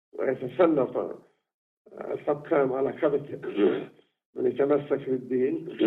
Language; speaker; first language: Arabic; native; Arabic